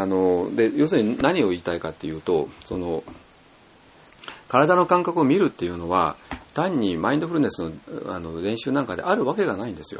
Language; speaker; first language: Japanese; native; Japanese